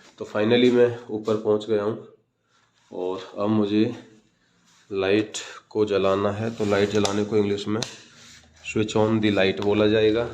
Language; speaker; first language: Hindi; native; Hindi